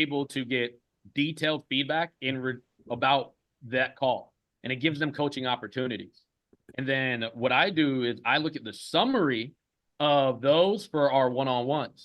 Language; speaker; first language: English; native; English